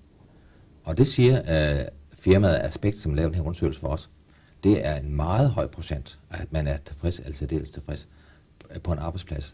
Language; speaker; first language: Danish; native; Danish